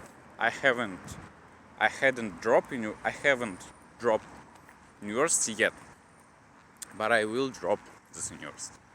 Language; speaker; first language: English; non-native, learner; Russian